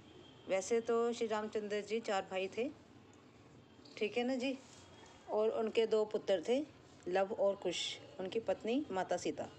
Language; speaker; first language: Hindi; native; Hindi